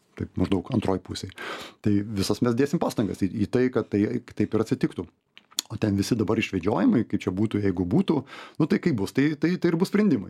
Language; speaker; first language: Lithuanian; native; Lithuanian